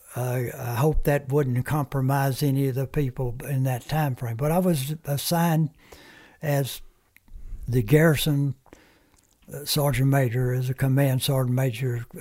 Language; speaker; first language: English; early bilingual, other home language; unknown